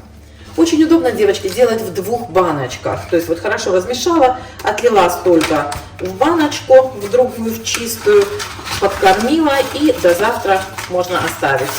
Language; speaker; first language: Russian; native; Russian